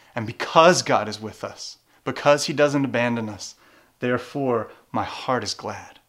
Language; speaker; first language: English; native; English